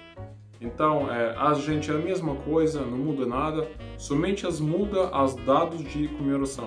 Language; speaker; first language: Portuguese; non-native, learner; Russian